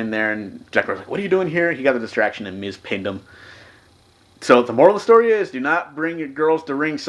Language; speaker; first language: English; native; English